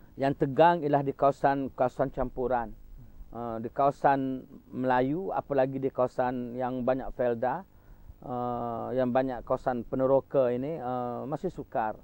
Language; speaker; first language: Malay; native; Malay